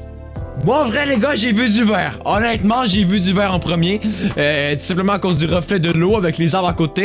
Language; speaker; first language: French; native; French